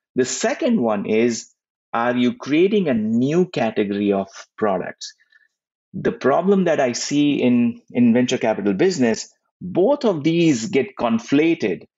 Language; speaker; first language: English; non-native, local second language; Hindi